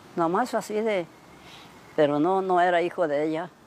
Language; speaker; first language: Spanish; native; Spanish